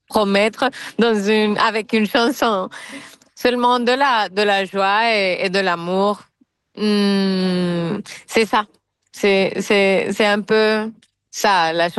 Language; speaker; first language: French; non-native, fluent; Spanish